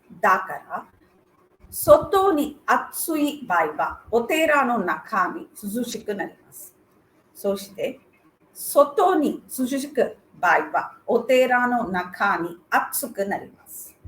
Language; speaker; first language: Japanese; non-native, learner; Tamil